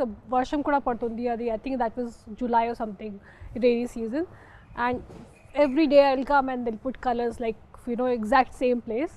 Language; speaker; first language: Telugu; non-native, local second language; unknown